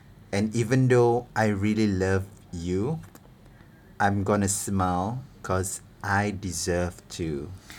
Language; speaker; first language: English; non-native, local second language; Malay